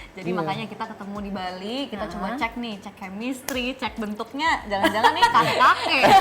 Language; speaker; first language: Indonesian; native; Indonesian